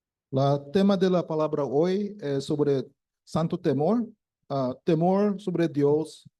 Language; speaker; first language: Spanish; non-native, learner; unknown